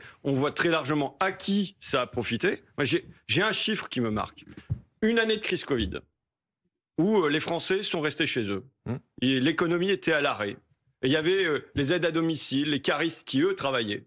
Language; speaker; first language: French; native; French